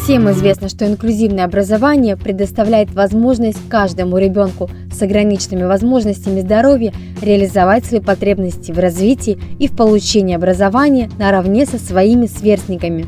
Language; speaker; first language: Russian; native; Russian